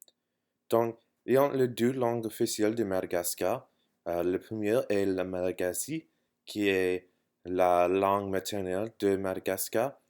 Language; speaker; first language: French; non-native, learner; English